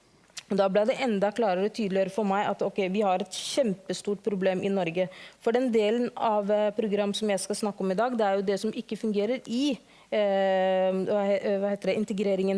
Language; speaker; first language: Norwegian; early bilingual, other home language; Somali